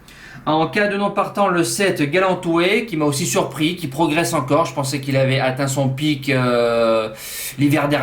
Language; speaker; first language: French; native; French